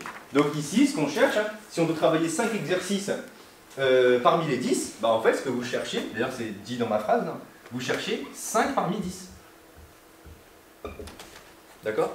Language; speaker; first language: French; native; French